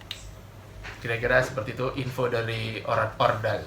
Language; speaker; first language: Indonesian; native; Indonesian